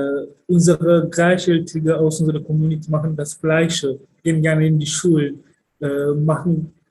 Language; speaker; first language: German; early bilingual, other home language; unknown